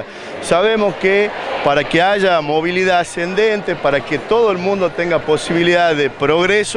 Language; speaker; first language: Spanish; native; Spanish